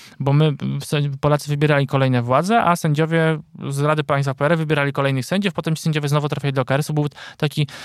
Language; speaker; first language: Polish; native; Polish